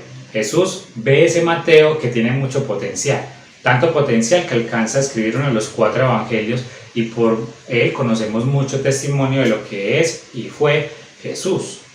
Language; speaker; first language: Spanish; native; Spanish